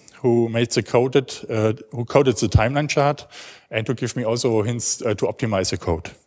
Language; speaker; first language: English; non-native, learner; German